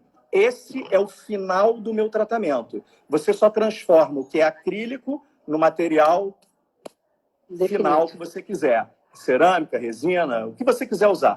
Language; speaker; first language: Portuguese; native; Portuguese